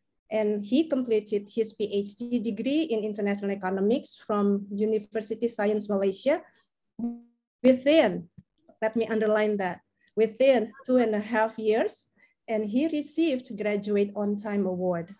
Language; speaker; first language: English; non-native, fluent; Indonesian